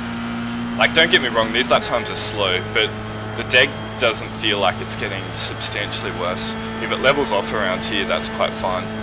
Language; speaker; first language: English; native; English